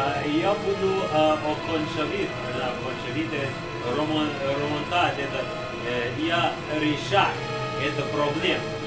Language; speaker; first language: Russian; non-native, learner; English